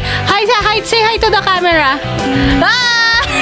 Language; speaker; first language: English; non-native, local second language; Filipino